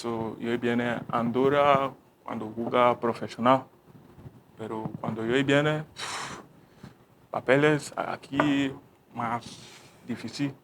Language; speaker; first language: Spanish; non-native, learner; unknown